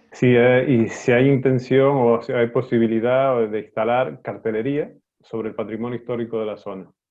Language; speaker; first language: Spanish; native; Spanish